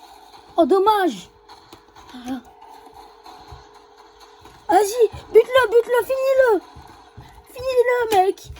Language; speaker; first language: French; native; French